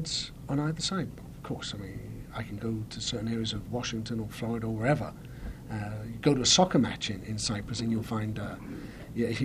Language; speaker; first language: English; native; English